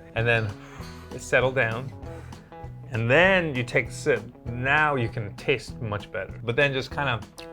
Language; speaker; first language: English; early bilingual, other home language; Korean